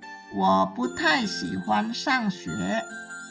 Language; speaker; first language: Chinese; non-native, fluent; Indonesian